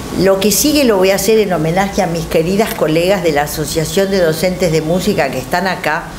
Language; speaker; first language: Spanish; native; Spanish